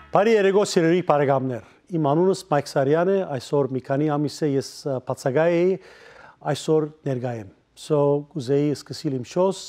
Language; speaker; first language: Armenian; early bilingual, heritage; Armenian